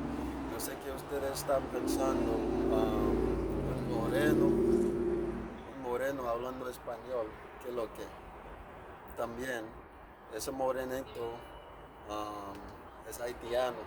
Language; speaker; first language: Spanish; non-native, fluent; Haitian Creole